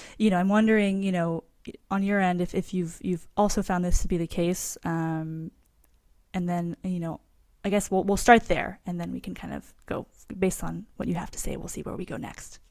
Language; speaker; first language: English; native; English